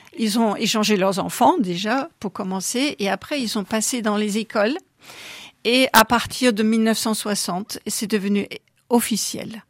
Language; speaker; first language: French; non-native, fluent; German